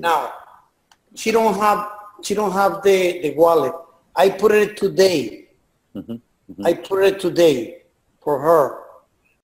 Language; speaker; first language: English; non-native, learner; Spanish